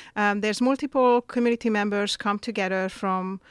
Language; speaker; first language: English; non-native, fluent; Hungarian